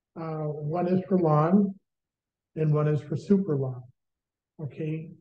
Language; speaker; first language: English; native; English